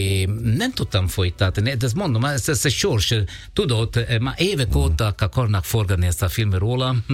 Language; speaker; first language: Hungarian; non-native, fluent; Italian